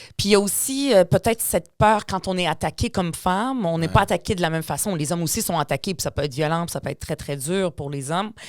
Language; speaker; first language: French; early bilingual, other home language; Arabic